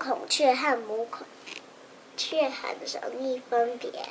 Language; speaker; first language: Chinese; native; Chinese